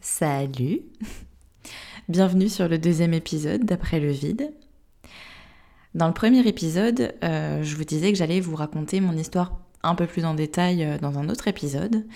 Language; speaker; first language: French; native; French